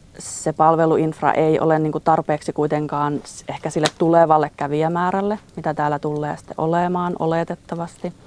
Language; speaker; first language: Finnish; native; Finnish